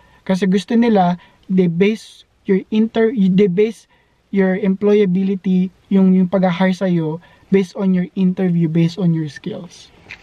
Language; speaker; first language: English; non-native, local second language; Filipino